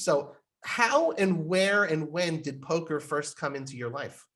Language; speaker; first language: English; native; English